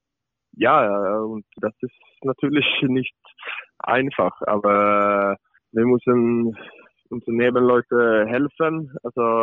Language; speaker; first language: German; non-native, fluent; Swedish